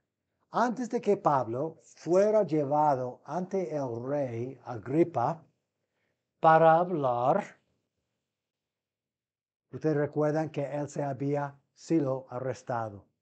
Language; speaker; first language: Spanish; non-native, fluent; English